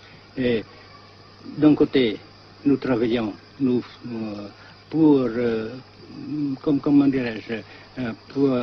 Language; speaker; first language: French; non-native, local second language; Vietnamese